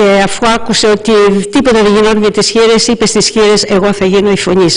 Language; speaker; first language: Greek; native; Greek